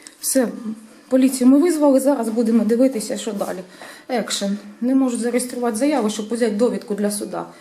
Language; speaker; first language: Ukrainian; native; Ukrainian